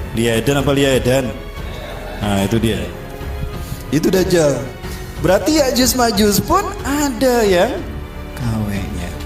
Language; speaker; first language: Indonesian; native; Indonesian